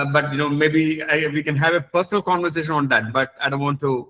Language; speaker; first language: English; non-native, local second language; Malayalam